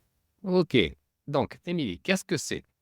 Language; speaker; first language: French; non-native, fluent; English